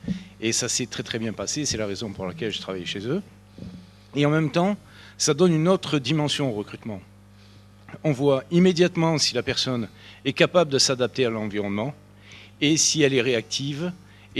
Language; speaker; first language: French; native; French